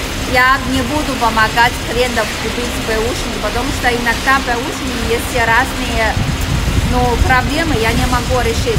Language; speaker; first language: Russian; non-native, learner; Chinese